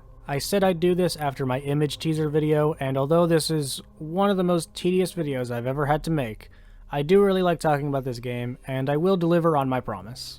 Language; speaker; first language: English; native; English